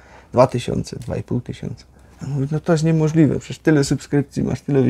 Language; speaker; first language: Polish; native; Polish